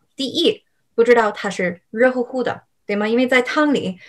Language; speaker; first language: Chinese; non-native, fluent; English